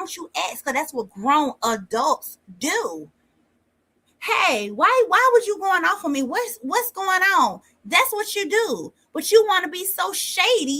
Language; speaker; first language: English; native; English